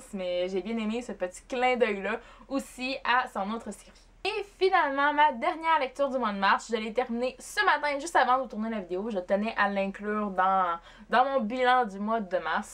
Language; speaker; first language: French; native; French